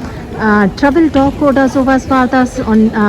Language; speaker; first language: German; non-native, fluent; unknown